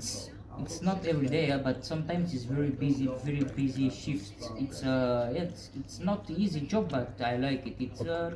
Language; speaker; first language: English; non-native, learner; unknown